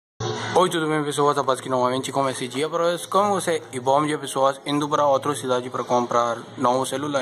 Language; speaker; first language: Portuguese; non-native, learner; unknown